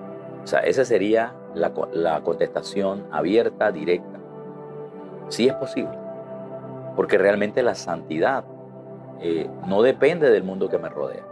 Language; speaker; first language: Spanish; native; Spanish